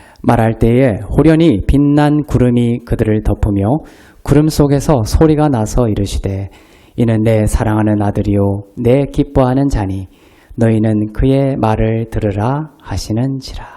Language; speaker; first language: Korean; native; Korean